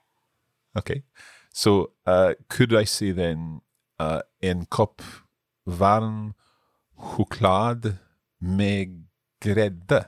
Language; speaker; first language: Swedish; non-native, learner; English